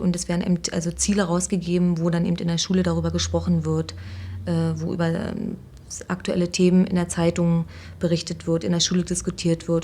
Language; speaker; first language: German; native; German